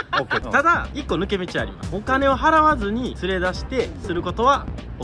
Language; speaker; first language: Japanese; native; Japanese